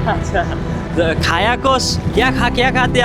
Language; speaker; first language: Hindi; non-native, learner; Bangla